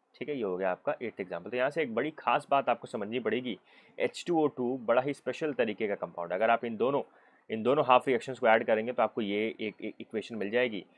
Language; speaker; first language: Hindi; native; Hindi